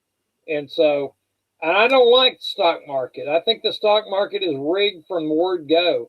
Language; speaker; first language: English; native; English